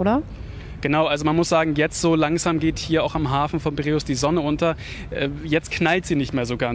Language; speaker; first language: German; native; German